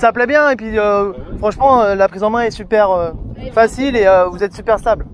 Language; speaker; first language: French; native; French